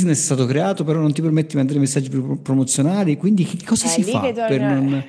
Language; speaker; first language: Italian; native; Italian